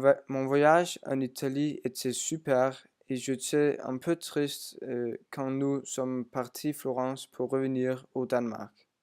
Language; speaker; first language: French; non-native, learner; Danish